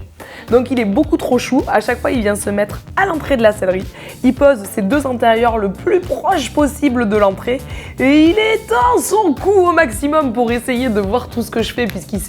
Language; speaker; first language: French; native; French